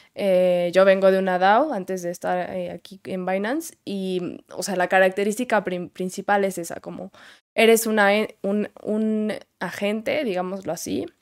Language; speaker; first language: Spanish; native; Spanish